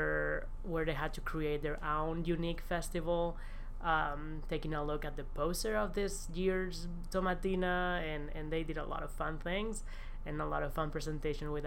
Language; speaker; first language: English; non-native, fluent; Spanish